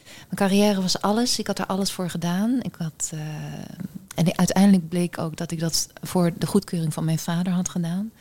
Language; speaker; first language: Dutch; early bilingual, heritage; Dutch